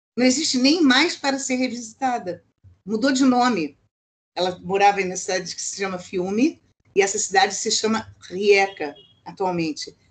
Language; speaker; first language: Portuguese; native; Portuguese